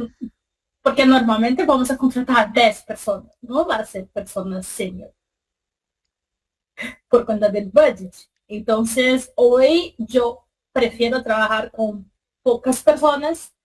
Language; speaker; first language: Spanish; non-native, fluent; Portuguese